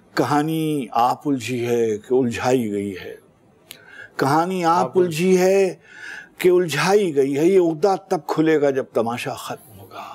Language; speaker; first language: Urdu; native; Urdu